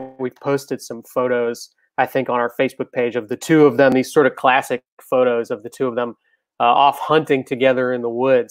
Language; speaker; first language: English; native; English